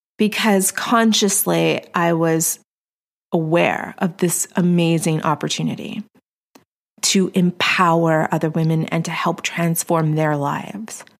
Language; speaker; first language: English; early bilingual, other home language; Spanish